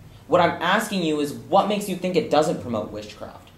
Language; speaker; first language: English; native; English